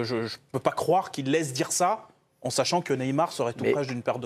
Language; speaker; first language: French; native; French